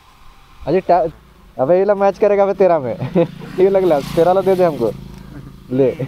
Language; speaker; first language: Hindi; native; Hindi